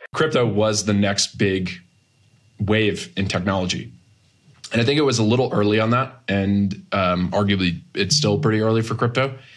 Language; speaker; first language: English; native; English